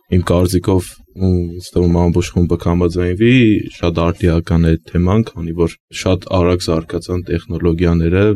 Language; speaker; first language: Armenian; native; Armenian